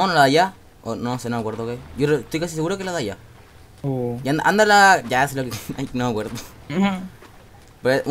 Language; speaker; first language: Spanish; native; Spanish